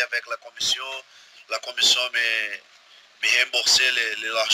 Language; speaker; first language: French; non-native, learner; Portuguese